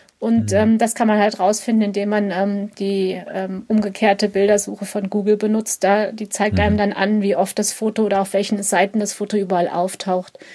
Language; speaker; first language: German; native; German